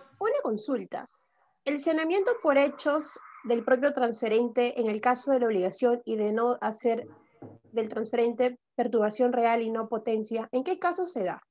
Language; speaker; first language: Spanish; native; Spanish